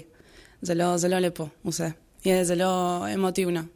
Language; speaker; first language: Slovenian; early bilingual, heritage; Spanish